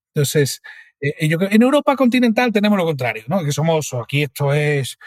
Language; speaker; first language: Spanish; native; Spanish